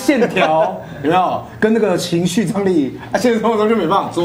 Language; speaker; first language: Chinese; native; Chinese